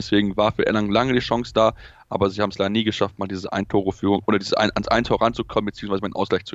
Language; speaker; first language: German; native; German